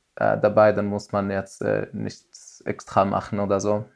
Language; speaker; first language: German; non-native, fluent; Arabic